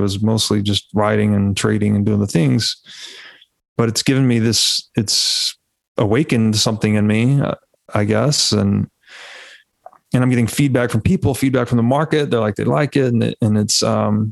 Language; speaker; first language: English; native; English